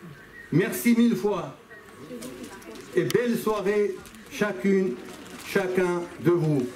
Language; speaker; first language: French; non-native, fluent; Chechen